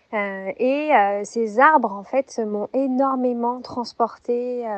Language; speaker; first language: French; native; French